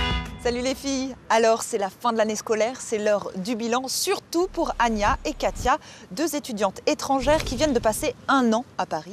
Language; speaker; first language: French; native; French